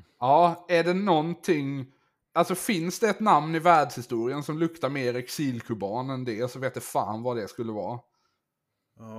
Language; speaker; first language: Swedish; native; Swedish